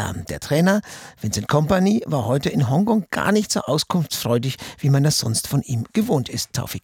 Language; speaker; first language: German; native; German